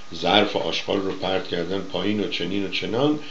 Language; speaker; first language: Persian; native; Persian